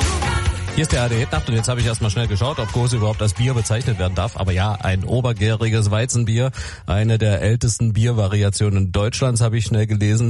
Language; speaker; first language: German; native; German